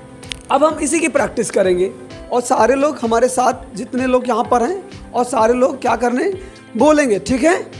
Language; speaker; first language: Hindi; native; Hindi